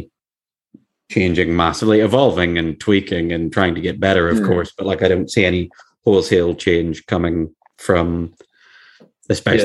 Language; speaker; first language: English; native; English